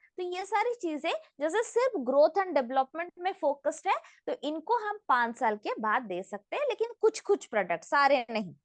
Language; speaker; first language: Hindi; non-native, local second language; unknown